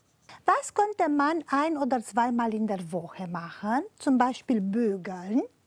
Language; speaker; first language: German; non-native, fluent; Romanian